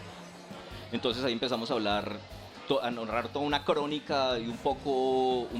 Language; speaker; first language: Spanish; native; Spanish